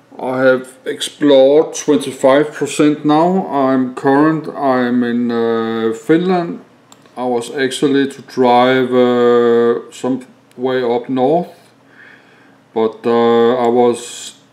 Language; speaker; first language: English; non-native, learner; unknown